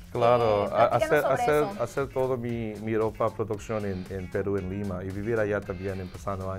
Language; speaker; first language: Spanish; non-native, learner; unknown